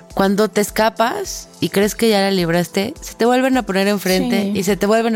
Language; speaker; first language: Spanish; native; Spanish